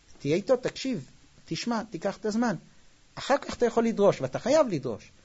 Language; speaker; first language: Hebrew; non-native, fluent; English